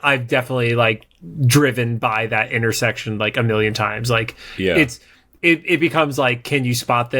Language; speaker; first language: English; native; English